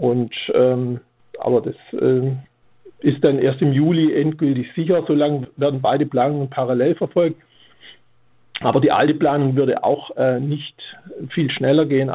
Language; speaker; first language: German; native; German